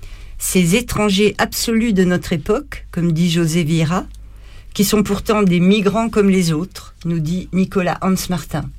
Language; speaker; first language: French; native; French